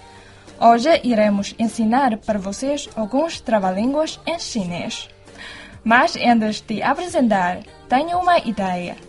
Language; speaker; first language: Portuguese; non-native, fluent; Chinese